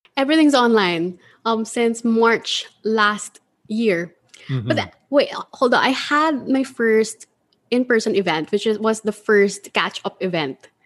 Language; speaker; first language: English; non-native, local second language; Filipino